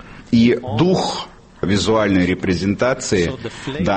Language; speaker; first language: Russian; native; Russian